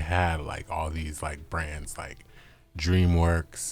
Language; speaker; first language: English; native; English